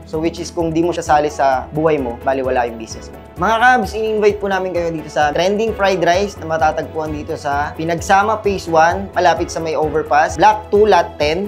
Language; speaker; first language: Filipino; native; Filipino